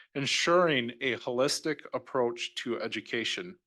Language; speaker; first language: English; native; English